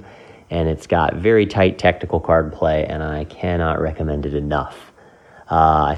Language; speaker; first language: English; non-native, fluent; French